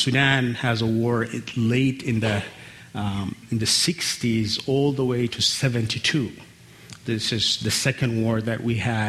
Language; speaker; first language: English; non-native, fluent; Arabic